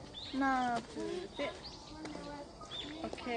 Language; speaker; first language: Korean; non-native, learner; Japanese